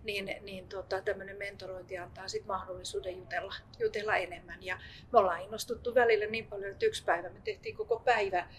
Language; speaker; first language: Finnish; native; Finnish